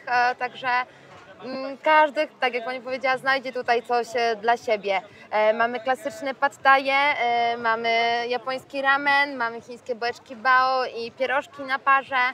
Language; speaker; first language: Polish; native; Polish